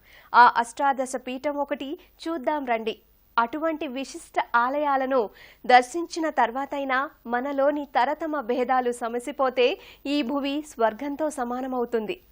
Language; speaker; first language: Telugu; native; Telugu